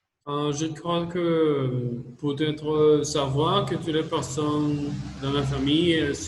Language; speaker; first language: French; non-native, learner; Spanish